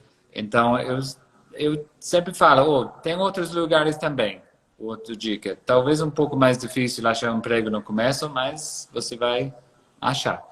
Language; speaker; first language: Portuguese; non-native, fluent; English